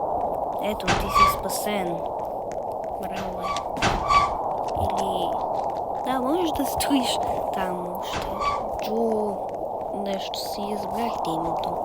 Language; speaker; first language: Bulgarian; early bilingual, heritage; Bulgarian